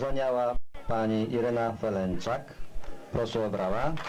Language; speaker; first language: Polish; non-native, local second language; Rusyn